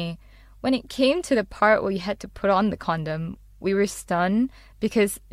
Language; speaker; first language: English; non-native, local second language; Chinese